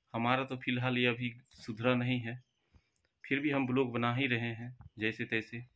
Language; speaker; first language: Hindi; native; Hindi